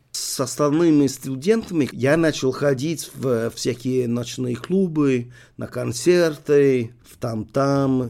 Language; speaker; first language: Russian; non-native, fluent; English